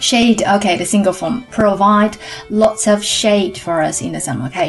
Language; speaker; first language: English; non-native, fluent; Chinese